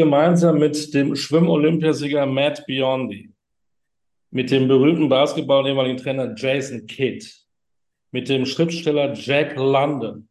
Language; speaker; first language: German; native; German